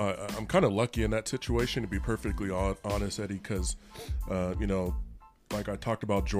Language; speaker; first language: English; native; English